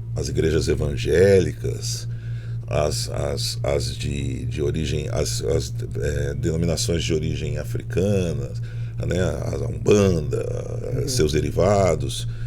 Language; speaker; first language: Portuguese; native; Portuguese